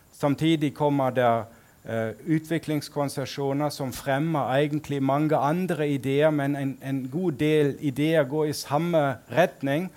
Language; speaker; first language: Norwegian; non-native, fluent; German